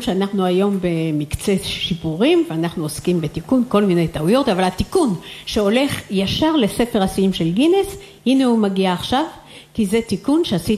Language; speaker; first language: Hebrew; native; Hebrew